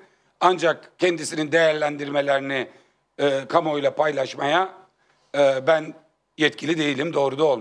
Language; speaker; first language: Turkish; native; Turkish